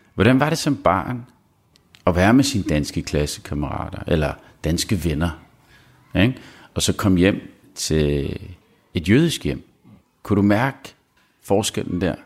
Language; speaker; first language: Danish; early bilingual, other home language; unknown